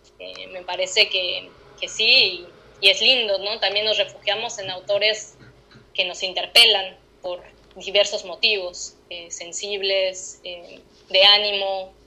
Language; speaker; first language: Spanish; native; Spanish